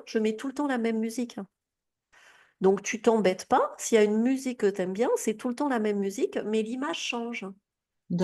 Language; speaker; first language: French; native; French